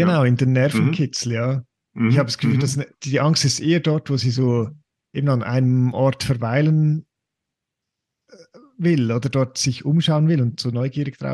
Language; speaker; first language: German; native; German